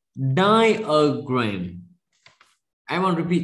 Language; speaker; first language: English; non-native, fluent; Vietnamese